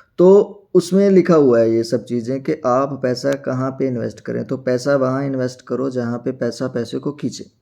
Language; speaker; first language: Hindi; non-native, local second language; Punjabi